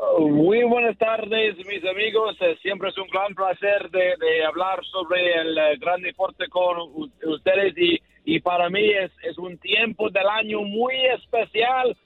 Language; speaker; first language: Spanish; non-native, learner; English